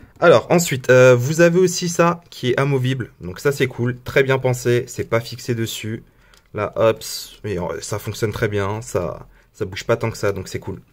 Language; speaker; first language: French; native; French